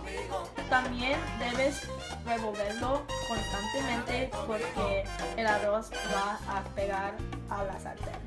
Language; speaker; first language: Spanish; non-native, learner; English